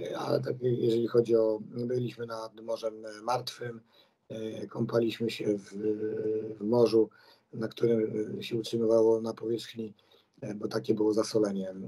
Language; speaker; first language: Polish; native; Polish